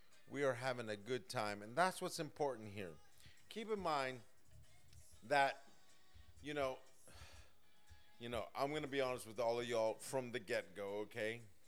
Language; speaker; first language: English; early bilingual, other home language; Spanish